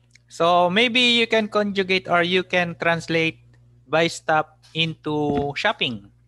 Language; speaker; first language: English; non-native, local second language; Filipino